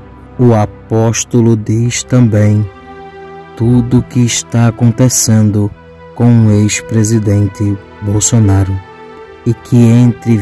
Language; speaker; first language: Portuguese; native; Portuguese